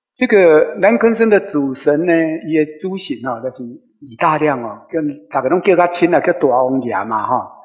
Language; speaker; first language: Chinese; non-native, local second language; Min Nan Chinese